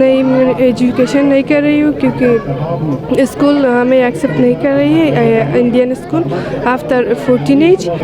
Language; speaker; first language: Hindi; non-native, learner; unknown